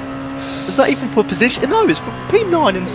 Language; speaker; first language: English; native; English